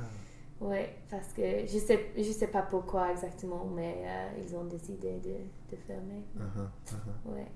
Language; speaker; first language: French; non-native, learner; English